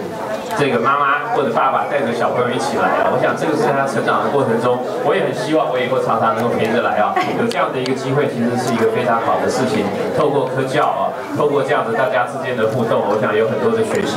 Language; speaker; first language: Chinese; native; Chinese